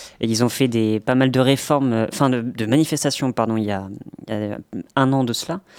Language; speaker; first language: French; native; French